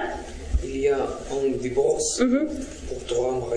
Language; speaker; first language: French; non-native, learner; Russian